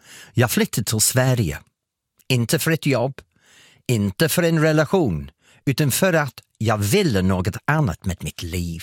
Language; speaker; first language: Swedish; non-native, fluent; English